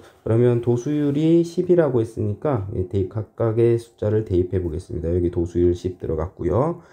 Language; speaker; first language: Korean; native; Korean